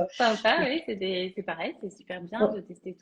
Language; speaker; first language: French; native; French